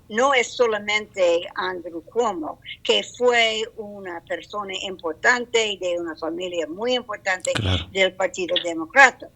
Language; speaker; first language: Spanish; non-native, learner; English